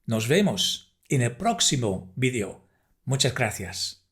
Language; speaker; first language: Spanish; non-native, fluent; English